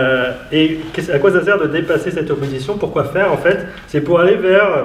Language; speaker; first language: French; native; French